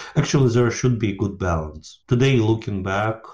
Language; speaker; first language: English; non-native, fluent; Ukrainian